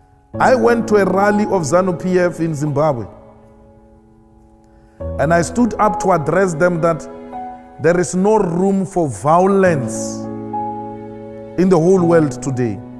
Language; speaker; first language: English; non-native, local second language; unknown